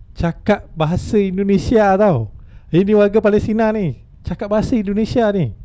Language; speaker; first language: Malay; native; Malay